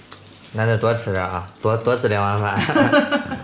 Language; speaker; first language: Chinese; native; Chinese